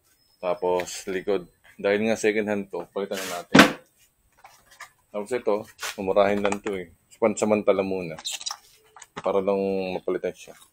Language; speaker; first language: Filipino; native; Filipino